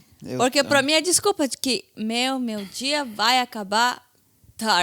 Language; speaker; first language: Portuguese; non-native, fluent; Hebrew